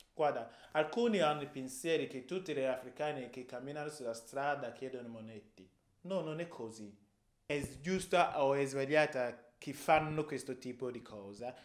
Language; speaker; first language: Italian; non-native, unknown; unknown